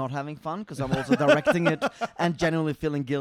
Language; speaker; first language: English; non-native, fluent; Norwegian